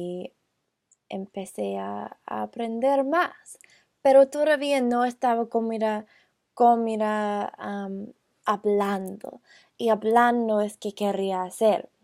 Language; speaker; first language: Spanish; non-native, learner; English